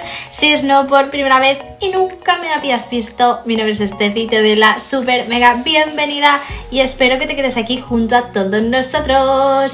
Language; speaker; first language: Spanish; native; Spanish